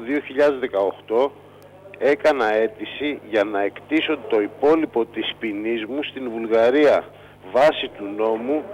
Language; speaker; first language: Greek; non-native, fluent; Bulgarian